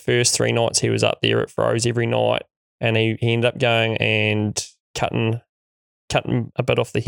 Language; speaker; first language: English; native; English